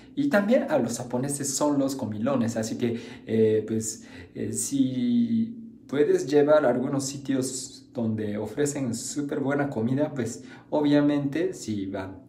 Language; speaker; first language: Spanish; non-native, fluent; Japanese